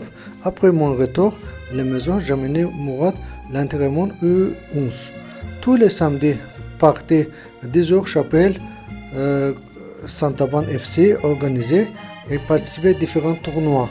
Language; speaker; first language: French; non-native, learner; Azerbaijani